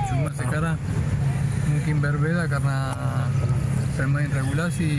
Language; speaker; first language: Indonesian; non-native, fluent; Spanish